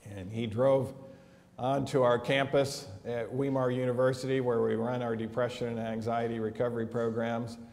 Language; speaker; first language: English; native; English